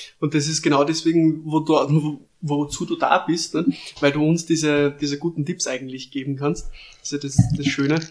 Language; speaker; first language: German; native; German